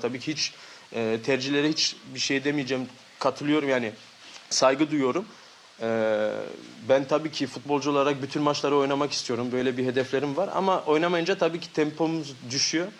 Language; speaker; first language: Turkish; early bilingual, heritage; Turkish